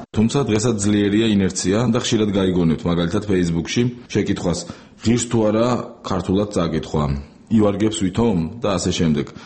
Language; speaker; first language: Georgian; native; Georgian